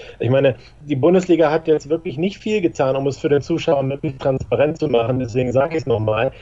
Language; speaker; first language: German; native; German